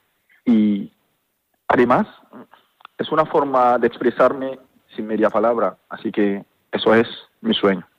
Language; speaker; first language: Spanish; non-native, fluent; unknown